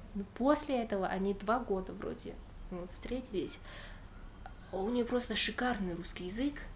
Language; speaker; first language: Russian; non-native, fluent; Chinese